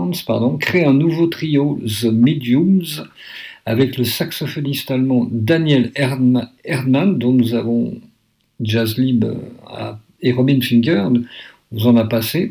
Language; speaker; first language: French; native; French